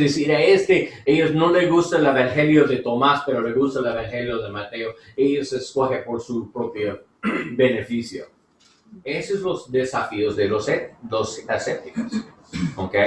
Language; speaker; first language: Spanish; non-native, learner; English